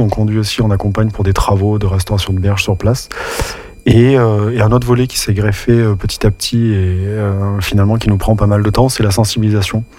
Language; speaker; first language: French; native; French